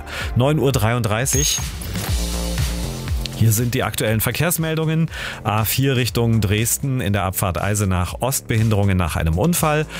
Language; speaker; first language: German; native; German